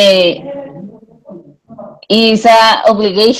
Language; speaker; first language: English; non-native, learner; Spanish